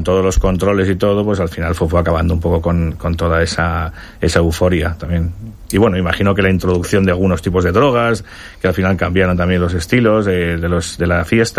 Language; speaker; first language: Spanish; native; Spanish